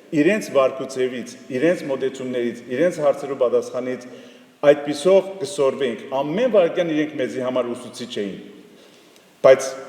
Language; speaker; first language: Armenian; native; Armenian